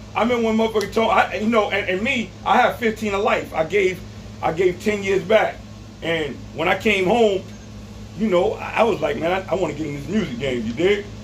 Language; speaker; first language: English; native; English